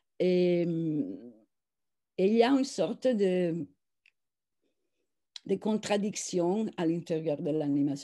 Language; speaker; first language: French; non-native, fluent; Italian